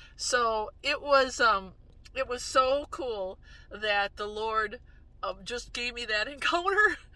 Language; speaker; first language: English; native; English